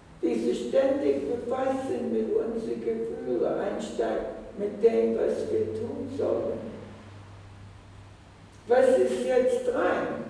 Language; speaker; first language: German; non-native, fluent; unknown